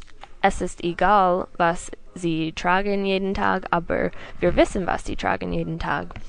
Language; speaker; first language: German; non-native, learner; English